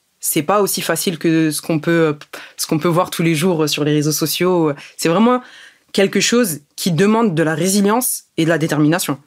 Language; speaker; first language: French; early bilingual, other home language; Arabic